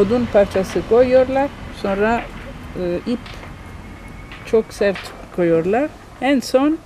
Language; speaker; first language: Turkish; non-native, learner; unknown